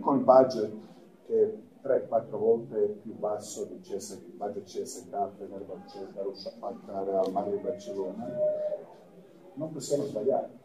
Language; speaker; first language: Italian; non-native, fluent; Croatian